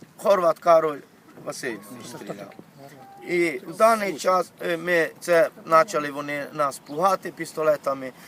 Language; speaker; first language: Ukrainian; native; Ukrainian